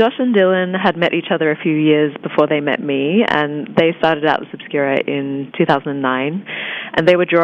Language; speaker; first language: English; native; English